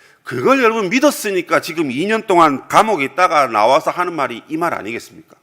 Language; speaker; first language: Korean; native; Korean